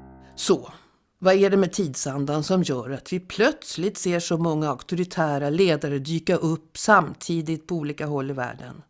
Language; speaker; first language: Swedish; native; Swedish